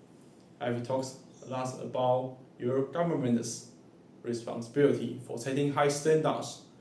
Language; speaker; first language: English; non-native, learner; Chinese